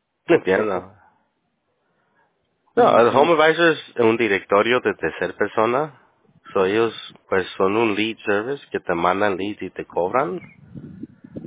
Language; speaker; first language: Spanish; early bilingual, heritage; Spanish